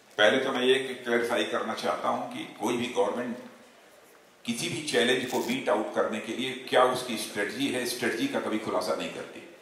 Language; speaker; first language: Hindi; native; Hindi